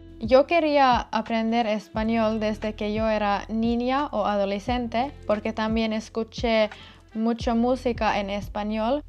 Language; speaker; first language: Spanish; non-native, fluent; Finnish